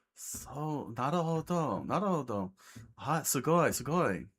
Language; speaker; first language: Japanese; non-native, learner; English